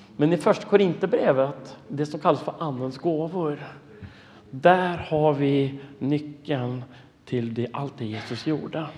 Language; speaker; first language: Swedish; non-native, fluent; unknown